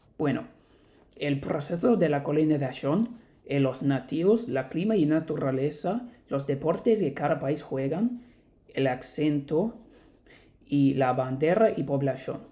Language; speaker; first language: Spanish; non-native, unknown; English